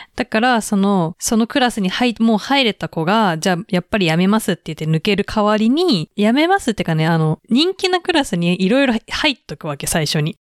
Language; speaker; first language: Japanese; native; Japanese